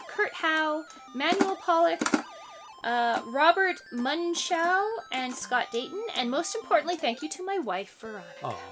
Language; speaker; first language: English; native; English